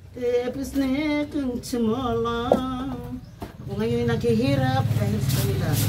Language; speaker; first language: Filipino; non-native, local second language; Cebuano